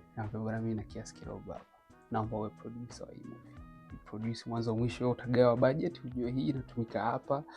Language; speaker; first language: Swahili; native; Swahili